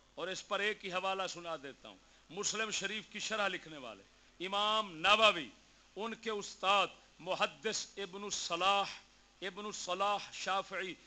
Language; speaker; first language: Urdu; native; Urdu